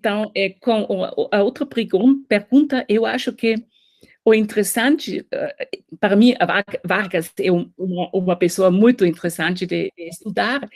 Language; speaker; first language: Portuguese; non-native, fluent; German